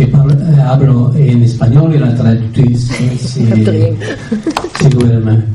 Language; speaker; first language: Spanish; non-native, fluent; French